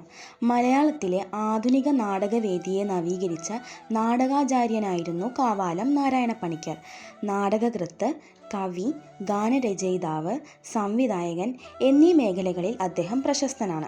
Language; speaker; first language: Malayalam; native; Malayalam